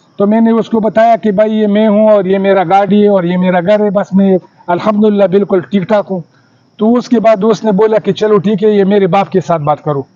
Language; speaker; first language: Urdu; non-native, local second language; Pashto